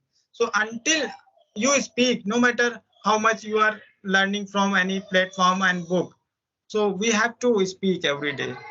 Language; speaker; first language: English; non-native, local second language; Hindi